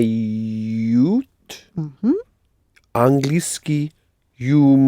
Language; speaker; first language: Russian; non-native, learner; English